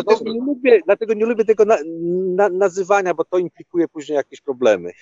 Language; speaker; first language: Polish; native; Polish